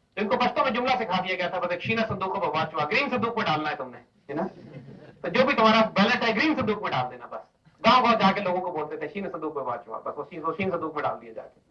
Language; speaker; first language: Urdu; native; Urdu